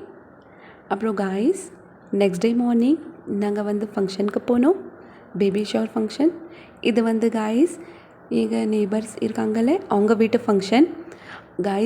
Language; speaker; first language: Tamil; non-native, local second language; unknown